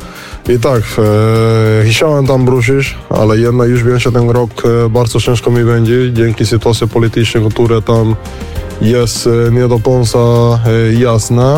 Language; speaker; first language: Polish; non-native, learner; Spanish